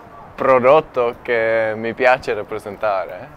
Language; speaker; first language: Italian; non-native, fluent; Czech